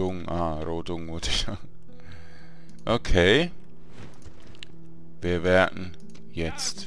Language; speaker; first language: German; native; German